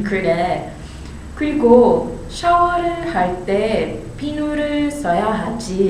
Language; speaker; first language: Korean; non-native, learner; English